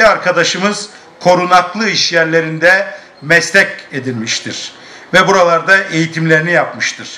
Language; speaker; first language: Turkish; native; Turkish